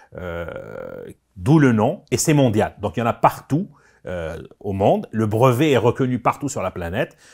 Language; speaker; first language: French; non-native, local second language; Arabic